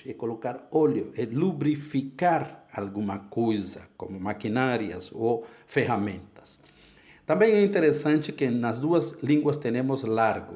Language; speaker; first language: Portuguese; non-native, fluent; Spanish